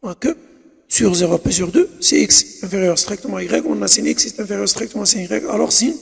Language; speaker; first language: French; non-native, local second language; Arabic